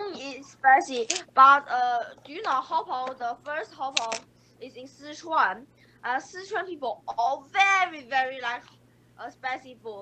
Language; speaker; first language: English; non-native, learner; Chinese